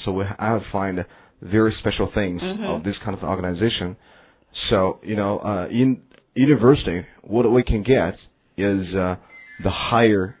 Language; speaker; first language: English; non-native, fluent; Chinese